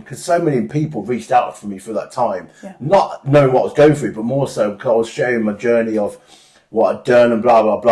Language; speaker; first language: English; native; English